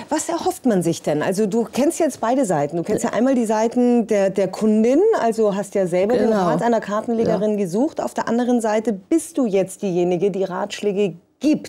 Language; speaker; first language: German; native; German